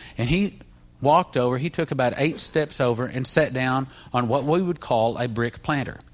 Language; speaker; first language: English; native; English